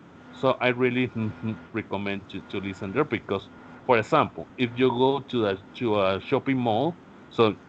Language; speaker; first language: English; non-native, learner; Spanish